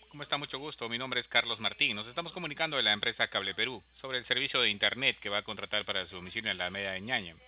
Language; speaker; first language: Spanish; native; Spanish